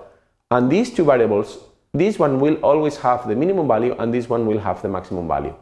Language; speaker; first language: English; non-native, fluent; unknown